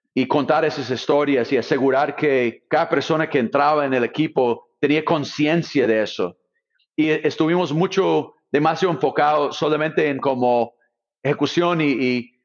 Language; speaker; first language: Spanish; non-native, fluent; English